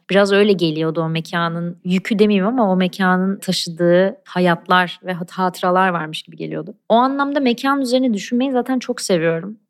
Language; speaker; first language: Turkish; non-native, local second language; Armenian